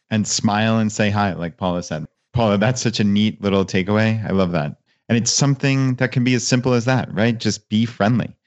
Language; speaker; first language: English; native; English